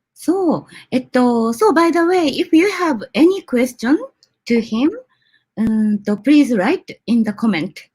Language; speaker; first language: English; non-native, learner; Japanese